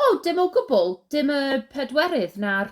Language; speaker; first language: Welsh; non-native, learner; English